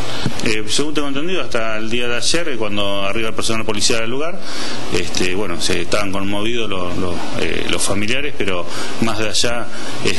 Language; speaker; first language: Spanish; native; Spanish